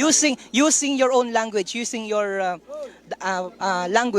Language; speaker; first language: English; non-native, local second language; Filipino